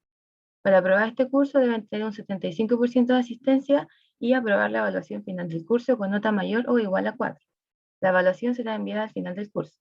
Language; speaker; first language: Spanish; native; Spanish